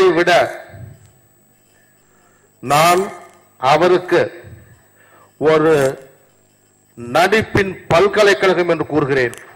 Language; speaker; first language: Tamil; native; Tamil